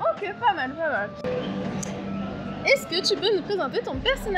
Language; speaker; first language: French; native; French